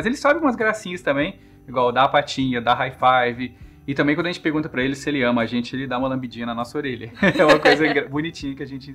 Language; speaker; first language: Portuguese; native; Portuguese